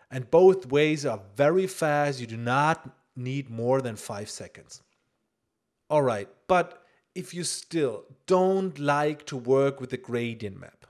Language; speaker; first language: English; non-native, fluent; German